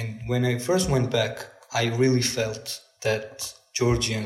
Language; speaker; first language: English; non-native, fluent; Georgian